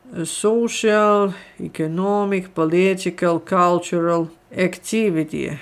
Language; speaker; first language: English; non-native, fluent; Ukrainian